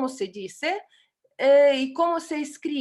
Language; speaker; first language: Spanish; non-native, fluent; Russian